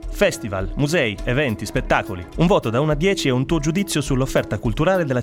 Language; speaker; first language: Italian; native; Italian